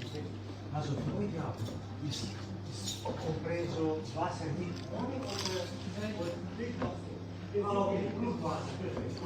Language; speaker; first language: German; non-native, learner; Italian